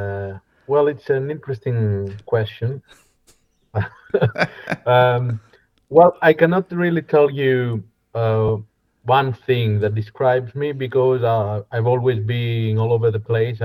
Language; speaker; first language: English; non-native, fluent; Greek